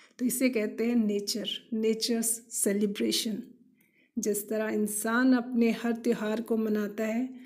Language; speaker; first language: Hindi; non-native, local second language; Kannada